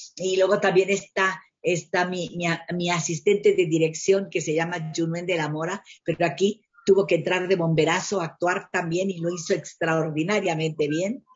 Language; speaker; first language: Spanish; native; Spanish